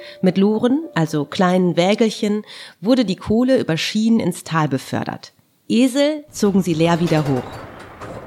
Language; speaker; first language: German; native; German